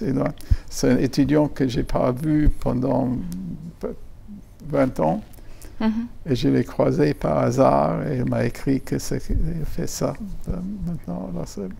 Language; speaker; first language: French; non-native, fluent; German